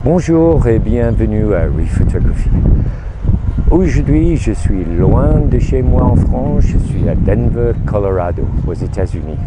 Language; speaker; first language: French; non-native, fluent; English